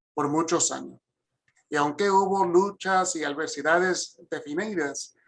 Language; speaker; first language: Spanish; early bilingual, other home language; English